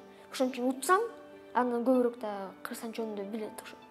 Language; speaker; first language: Kyrgyz; non-native, local second language; Russian